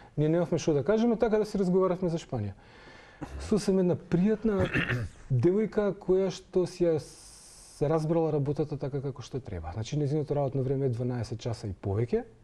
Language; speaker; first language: Macedonian; non-native, local second language; Serbian